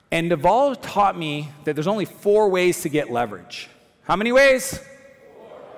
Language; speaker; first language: English; native; English